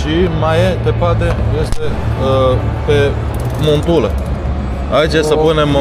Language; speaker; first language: Romanian; non-native, learner; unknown